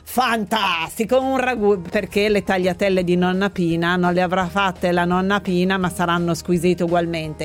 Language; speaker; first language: Italian; native; Italian